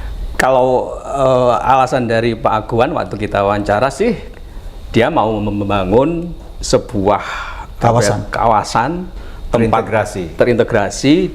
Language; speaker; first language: Indonesian; native; Indonesian